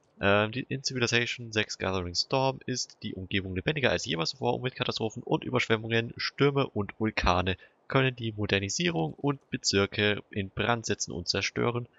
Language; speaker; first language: German; native; German